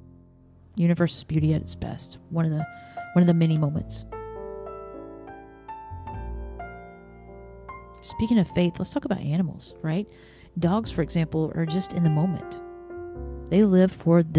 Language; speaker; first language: English; native; English